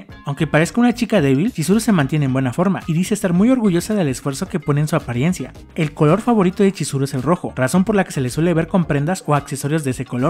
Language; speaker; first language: Spanish; native; Spanish